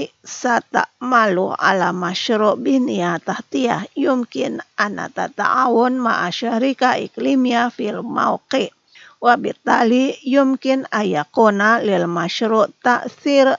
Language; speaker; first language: Arabic; non-native, fluent; Indonesian